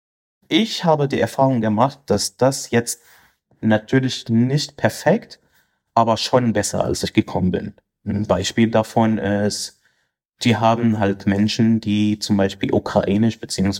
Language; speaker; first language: German; non-native, fluent; Arabic